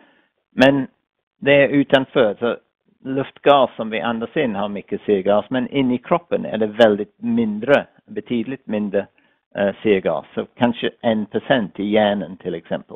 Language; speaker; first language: Swedish; non-native, fluent; English